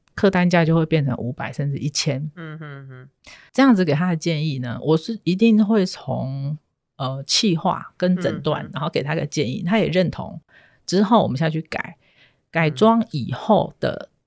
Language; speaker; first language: Chinese; native; Chinese